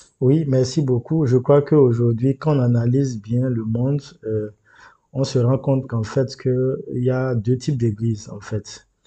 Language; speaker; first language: French; non-native, local second language; Yoruba